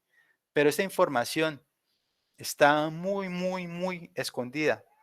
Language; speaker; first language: Spanish; native; Spanish